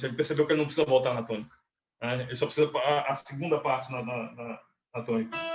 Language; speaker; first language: Portuguese; native; Portuguese